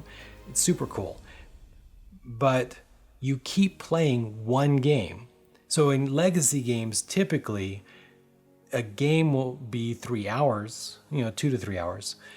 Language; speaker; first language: English; native; English